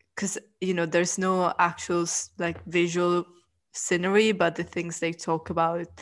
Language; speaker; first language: English; non-native, fluent; Italian